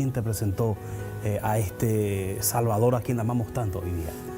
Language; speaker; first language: Spanish; native; Spanish